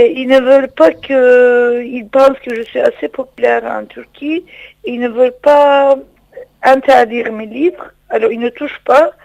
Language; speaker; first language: French; non-native, fluent; Turkish